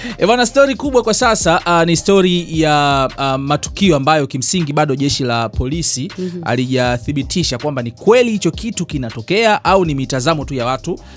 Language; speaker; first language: Swahili; native; Swahili